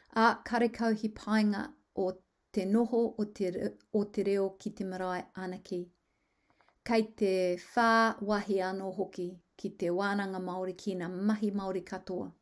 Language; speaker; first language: Māori; non-native, local second language; English